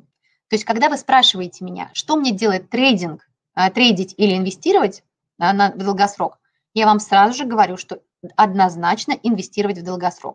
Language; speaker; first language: Russian; native; Russian